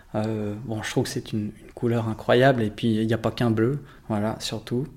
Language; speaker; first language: French; native; French